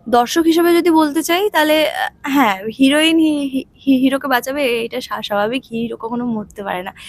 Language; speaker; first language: Bangla; non-native, learner; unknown